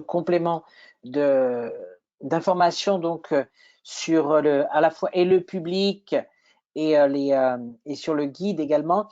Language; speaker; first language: French; native; French